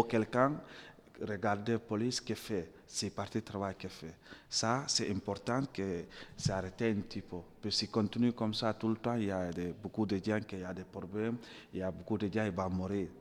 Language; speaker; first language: French; non-native, learner; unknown